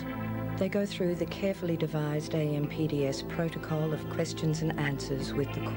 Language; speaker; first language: English; native; English